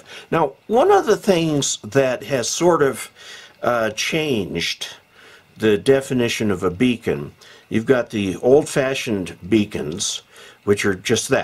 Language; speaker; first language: English; native; English